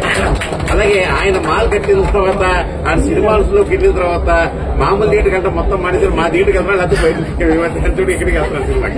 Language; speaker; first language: Telugu; native; Telugu